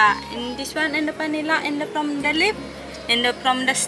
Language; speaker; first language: English; non-native, learner; Indonesian